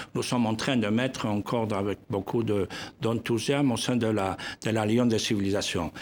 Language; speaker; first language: French; non-native, fluent; Spanish